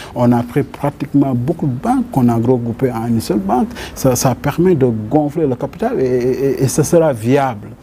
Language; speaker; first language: French; non-native, local second language; Wolof